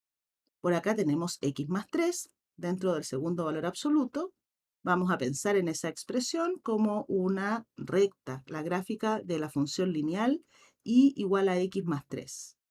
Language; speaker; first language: Spanish; native; Spanish